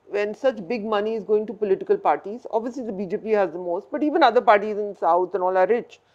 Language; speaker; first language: English; non-native, local second language; Hindi